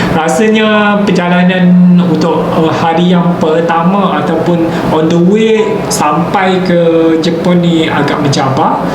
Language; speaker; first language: Malay; native; Malay